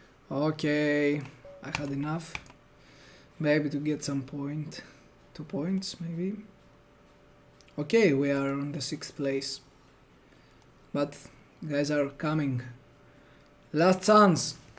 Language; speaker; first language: English; non-native, fluent; Greek